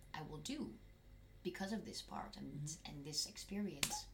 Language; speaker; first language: English; non-native, fluent; Dutch